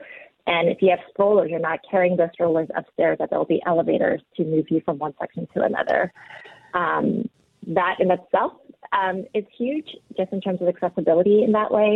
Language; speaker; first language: English; native; English